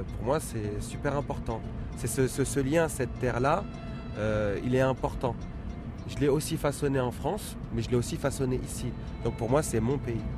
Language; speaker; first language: French; native; French